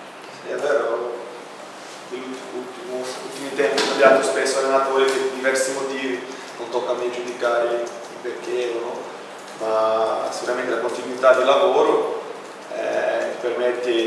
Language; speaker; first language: Italian; non-native, fluent; Portuguese